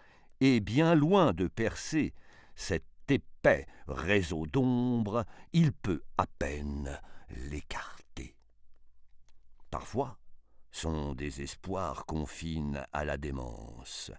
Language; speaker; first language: French; native; French